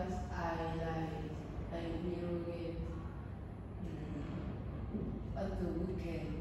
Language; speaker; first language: English; non-native, learner; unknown